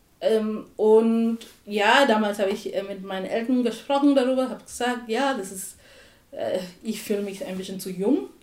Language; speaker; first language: German; non-native, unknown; Tamil